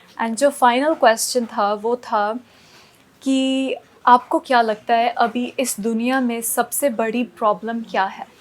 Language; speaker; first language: Hindi; non-native, local second language; Punjabi